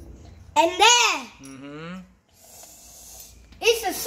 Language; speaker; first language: English; non-native, learner; Vietnamese